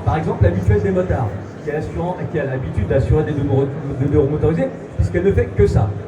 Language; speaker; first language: French; native; French